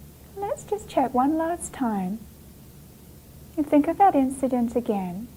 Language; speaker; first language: English; native; English